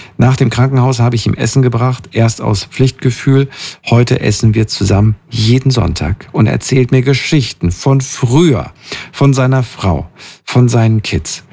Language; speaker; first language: German; native; German